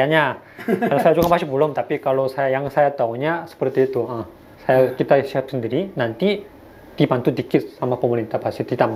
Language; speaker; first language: Indonesian; non-native, fluent; Korean